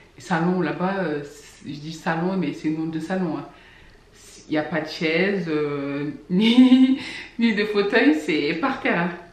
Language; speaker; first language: French; non-native, local second language; Fula